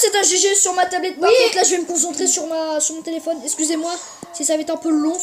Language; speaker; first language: French; native; French